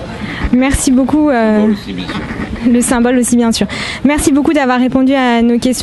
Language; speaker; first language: French; native; French